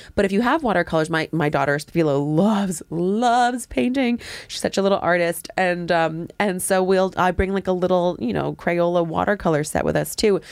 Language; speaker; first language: English; native; English